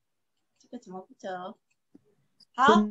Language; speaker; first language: Chinese; non-native, fluent; Indonesian